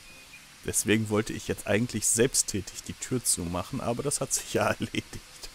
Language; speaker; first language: German; native; German